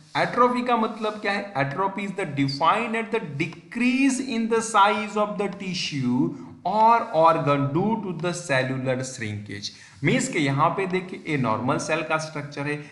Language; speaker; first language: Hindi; non-native, local second language; Gujarati